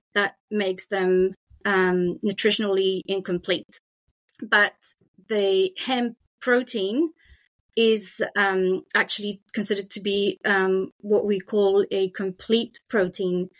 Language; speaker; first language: English; non-native, fluent; French